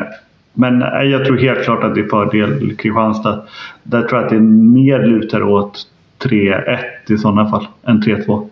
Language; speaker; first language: Swedish; native; Swedish